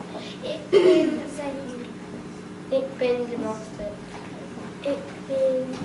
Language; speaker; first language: German; non-native, learner; English